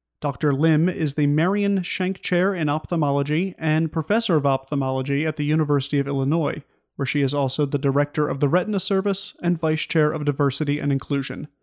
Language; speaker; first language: English; native; English